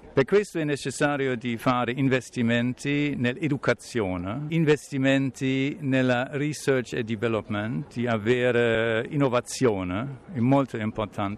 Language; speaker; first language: Italian; non-native, fluent; German